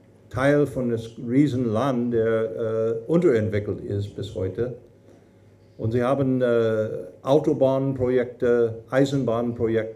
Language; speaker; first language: German; non-native, fluent; English